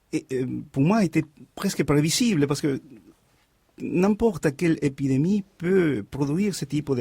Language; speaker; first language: French; non-native, fluent; Spanish